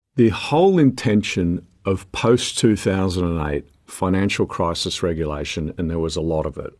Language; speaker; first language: English; native; English